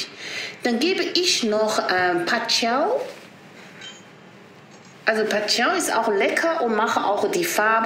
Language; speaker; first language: German; non-native, learner; Chinese